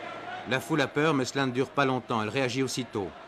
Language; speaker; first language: French; native; French